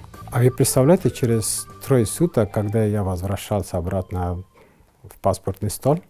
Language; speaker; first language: Russian; non-native, fluent; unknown